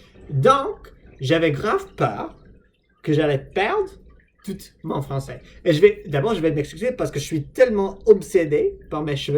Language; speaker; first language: French; non-native, fluent; English